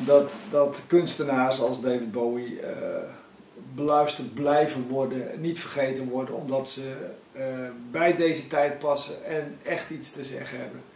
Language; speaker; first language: Dutch; native; Dutch